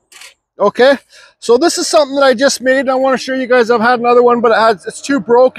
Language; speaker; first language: English; native; English